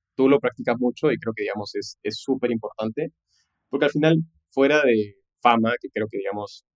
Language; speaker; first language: Spanish; native; Spanish